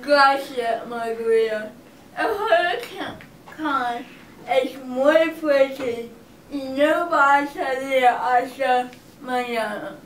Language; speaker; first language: Spanish; non-native, learner; English